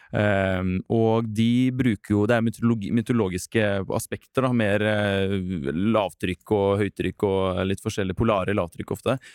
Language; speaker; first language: Norwegian; non-native, fluent; Russian